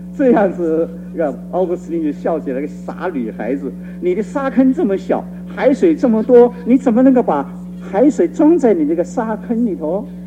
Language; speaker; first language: Chinese; non-native, local second language; Cantonese